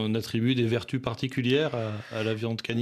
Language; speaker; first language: French; native; French